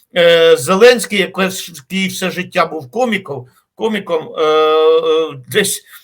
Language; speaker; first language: Ukrainian; native; Ukrainian